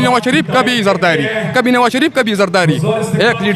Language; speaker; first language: Hindi; non-native, local second language; Pashto